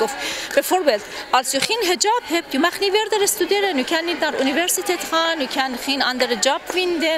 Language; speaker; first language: Dutch; non-native, fluent; Persian